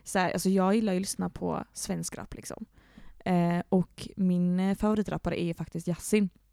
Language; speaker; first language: Swedish; native; Swedish